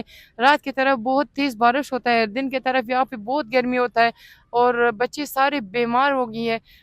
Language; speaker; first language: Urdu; non-native, fluent; Persian